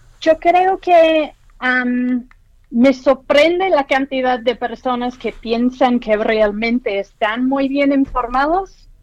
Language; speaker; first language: Spanish; non-native, fluent; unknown